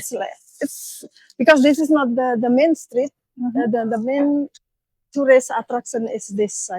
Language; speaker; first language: English; non-native, learner; Indonesian